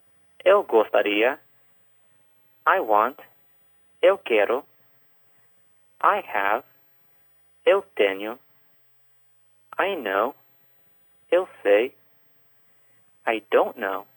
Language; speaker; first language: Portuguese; non-native, fluent; English